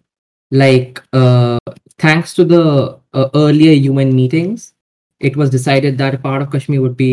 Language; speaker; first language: English; non-native, local second language; Hindi